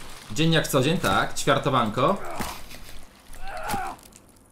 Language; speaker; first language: Polish; native; Polish